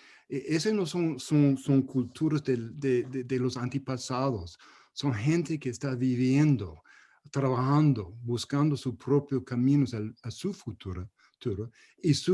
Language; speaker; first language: Spanish; non-native, fluent; English